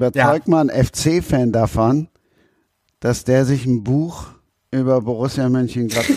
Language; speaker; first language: German; native; German